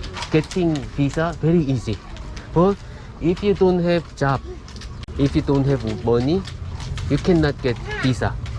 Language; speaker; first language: English; non-native, learner; Korean